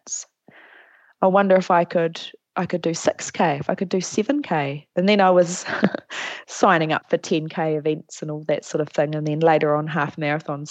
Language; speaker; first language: English; native; English